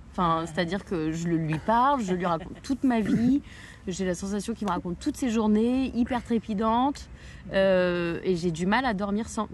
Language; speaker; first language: French; native; French